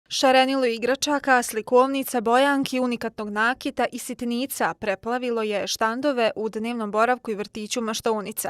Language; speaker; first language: Bosnian; native; Bosnian